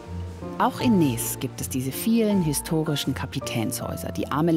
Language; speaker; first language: German; native; German